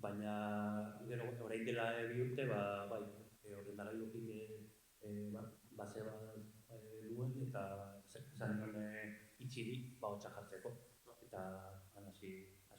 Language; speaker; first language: Basque; non-native, local second language; Spanish